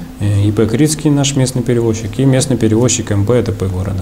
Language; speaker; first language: Russian; native; Russian